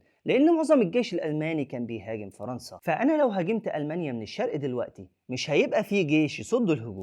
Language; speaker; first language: Arabic; native; Arabic